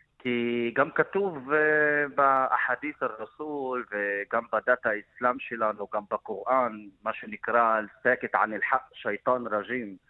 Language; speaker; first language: Hebrew; non-native, local second language; Arabic